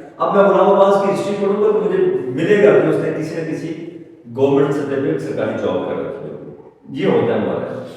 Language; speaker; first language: Urdu; non-native, local second language; Punjabi